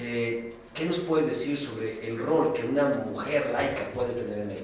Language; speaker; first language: Spanish; native; Spanish